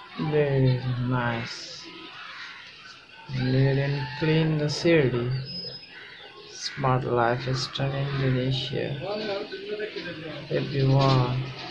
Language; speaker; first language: English; non-native, local second language; Bangla